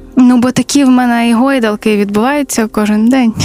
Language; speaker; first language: Ukrainian; native; Ukrainian